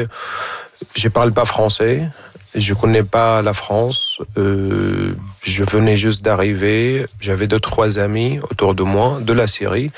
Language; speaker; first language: French; non-native, fluent; Arabic